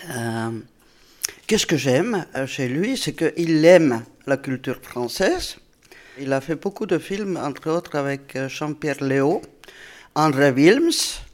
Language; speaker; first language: French; non-native, fluent; Finnish